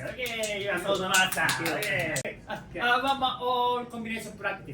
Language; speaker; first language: English; non-native, learner; Japanese